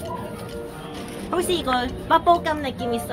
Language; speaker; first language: Korean; non-native, learner; Cantonese